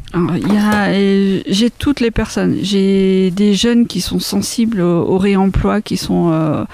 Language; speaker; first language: French; native; French